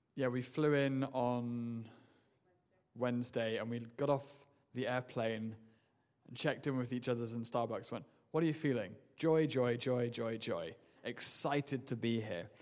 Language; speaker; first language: English; native; English